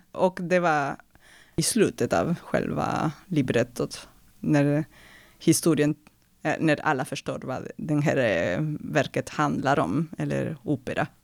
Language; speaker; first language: Swedish; non-native, fluent; Spanish